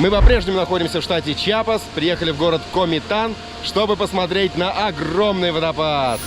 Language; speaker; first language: Russian; native; Russian